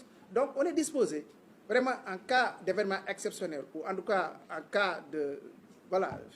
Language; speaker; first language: French; non-native, local second language; Wolof